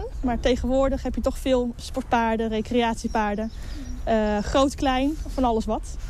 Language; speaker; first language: Dutch; native; Dutch